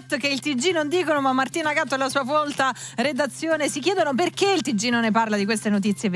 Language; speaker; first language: Italian; native; Italian